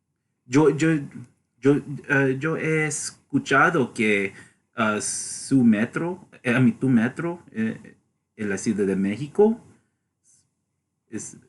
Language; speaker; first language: Spanish; non-native, learner; English